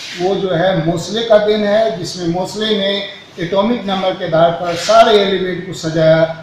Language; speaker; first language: Hindi; native; Hindi